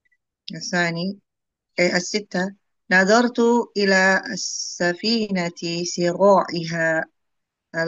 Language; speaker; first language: Arabic; non-native, learner; Indonesian